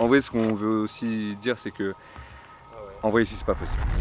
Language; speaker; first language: French; native; French